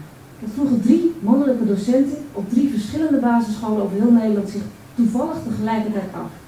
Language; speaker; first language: Dutch; native; Dutch